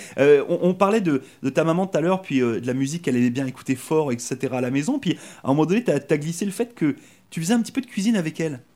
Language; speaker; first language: French; native; French